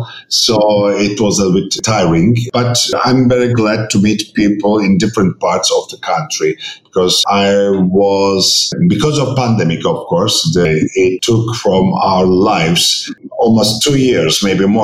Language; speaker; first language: English; non-native, fluent; Turkish